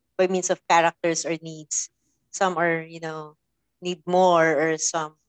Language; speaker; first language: English; non-native, local second language; Filipino